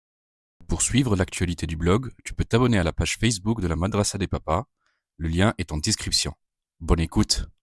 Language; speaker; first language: French; native; French